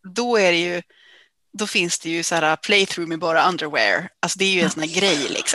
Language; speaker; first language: Swedish; native; Swedish